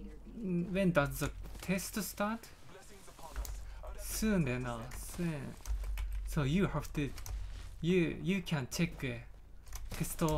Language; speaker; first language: English; non-native, learner; Japanese